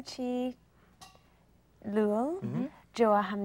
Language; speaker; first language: Korean; non-native, learner; English